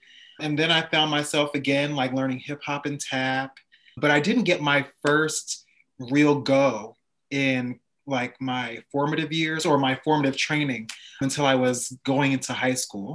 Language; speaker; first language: English; native; English